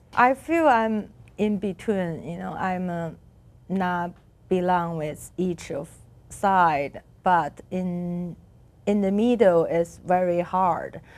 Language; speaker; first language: English; non-native, learner; Chinese